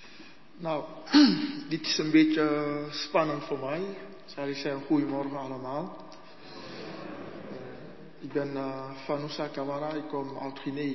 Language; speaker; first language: Dutch; non-native, learner; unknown